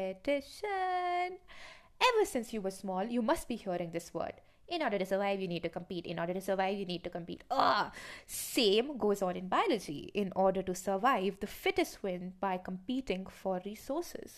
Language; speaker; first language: English; non-native, local second language; Hindi